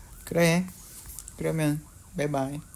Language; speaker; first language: Korean; non-native, fluent; Vietnamese